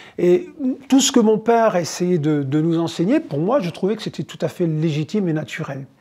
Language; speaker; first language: French; early bilingual, other home language; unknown